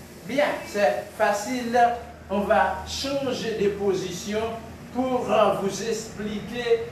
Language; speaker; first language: French; non-native, local second language; Haitian Creole